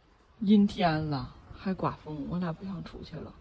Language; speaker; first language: Chinese; native; Chinese